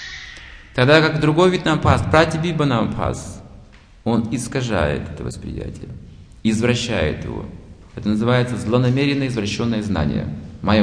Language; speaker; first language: Russian; native; Russian